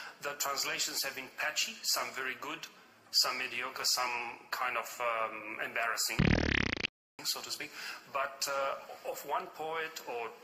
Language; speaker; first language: English; non-native, fluent; Romanian